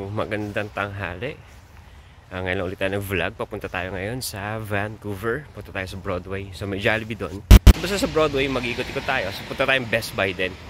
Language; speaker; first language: Filipino; native; Filipino